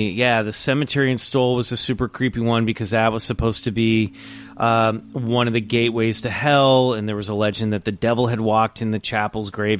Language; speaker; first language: English; native; English